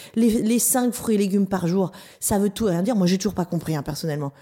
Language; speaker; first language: French; native; French